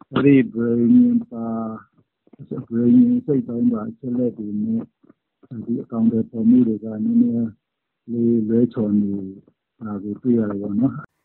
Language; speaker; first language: Burmese; non-native, local second language; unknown